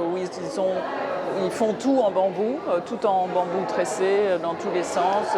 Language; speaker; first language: French; native; French